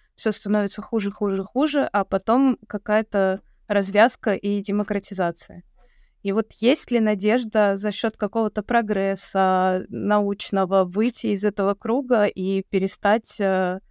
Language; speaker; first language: Russian; native; Russian